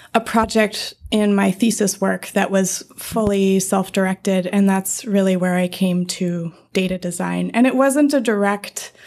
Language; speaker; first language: English; native; English